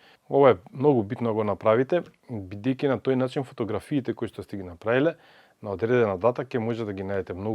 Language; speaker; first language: Macedonian; native; Macedonian